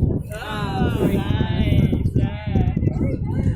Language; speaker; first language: English; non-native, fluent; Italian